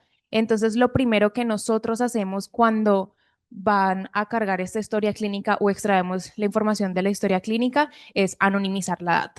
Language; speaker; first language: Spanish; native; Spanish